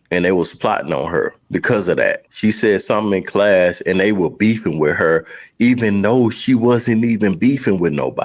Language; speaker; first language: English; native; English